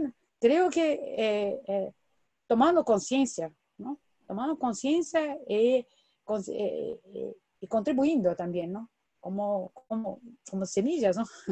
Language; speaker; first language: Spanish; non-native, fluent; Portuguese